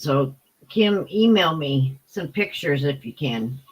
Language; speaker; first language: English; native; English